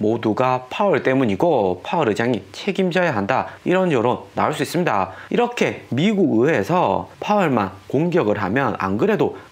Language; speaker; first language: Korean; native; Korean